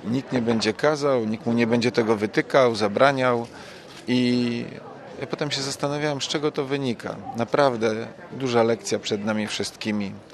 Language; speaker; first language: Polish; native; Polish